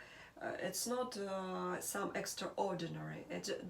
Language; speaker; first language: English; non-native, learner; Russian